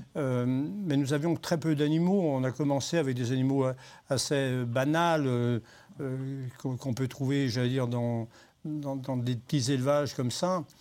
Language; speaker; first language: French; native; French